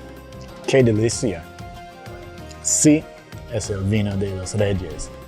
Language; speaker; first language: Spanish; early bilingual, heritage; English